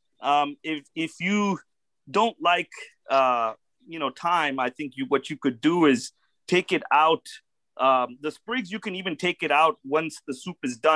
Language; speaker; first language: English; native; English